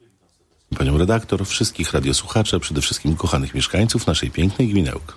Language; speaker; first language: Polish; native; Polish